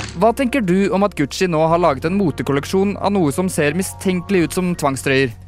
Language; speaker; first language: Norwegian; native; Norwegian